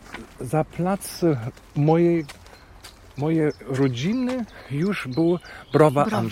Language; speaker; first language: Polish; non-native, fluent; German